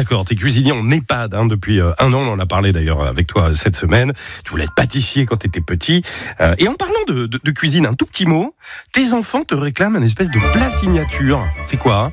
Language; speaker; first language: French; native; French